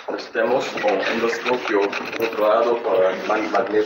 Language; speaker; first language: Spanish; non-native, learner; Chinese